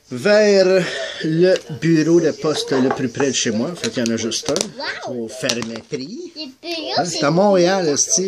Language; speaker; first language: French; native; French